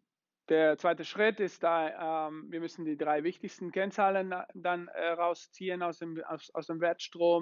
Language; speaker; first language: German; non-native, fluent; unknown